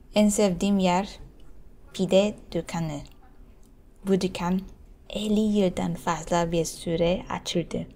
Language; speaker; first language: Turkish; non-native, learner; Thai